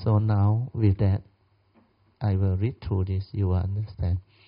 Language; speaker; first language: English; non-native, local second language; Min Nan Chinese